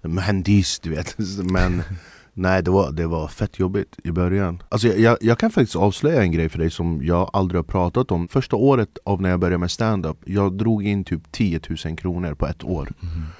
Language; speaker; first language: Swedish; early bilingual, other home language; Kurdish